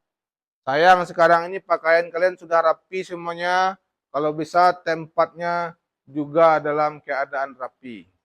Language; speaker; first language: Indonesian; native; Indonesian